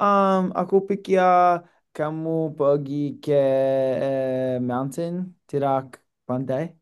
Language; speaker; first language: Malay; non-native, learner; English